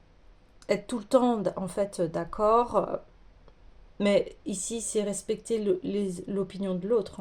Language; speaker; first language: French; native; French